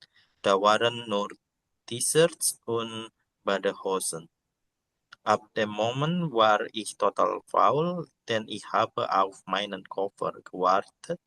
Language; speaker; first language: German; non-native, learner; Indonesian